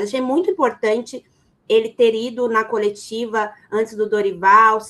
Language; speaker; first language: Portuguese; native; Portuguese